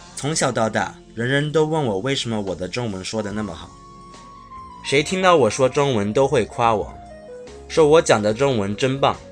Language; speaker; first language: Chinese; early bilingual, heritage; Chinese